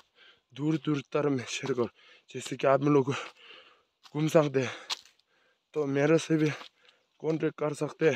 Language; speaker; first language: Hindi; non-native, local second language; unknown